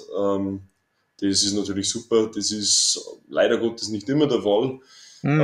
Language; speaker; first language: German; native; German